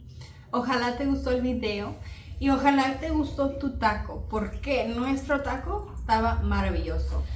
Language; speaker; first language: Spanish; early bilingual, heritage; Spanish